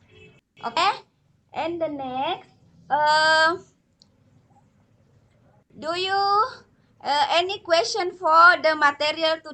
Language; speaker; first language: English; non-native, learner; Indonesian